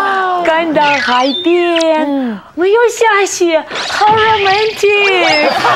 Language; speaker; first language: Chinese; non-native, learner; Russian